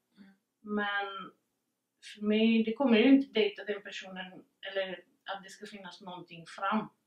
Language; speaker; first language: Swedish; non-native, fluent; Bulgarian